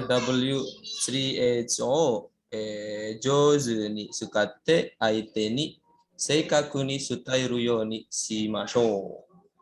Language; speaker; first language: Japanese; non-native, learner; Indonesian